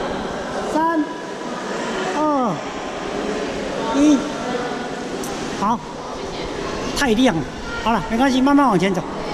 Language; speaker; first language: Chinese; native; Chinese